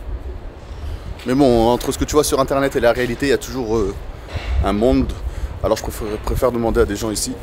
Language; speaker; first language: French; native; French